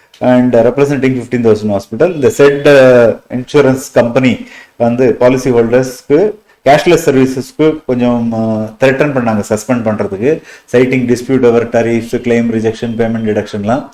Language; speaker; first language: English; non-native, local second language; Tamil